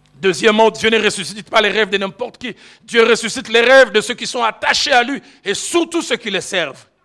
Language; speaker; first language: French; non-native, local second language; Lingala